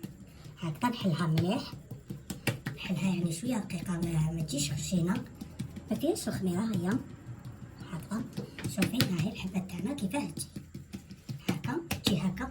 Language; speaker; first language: Arabic; native; Arabic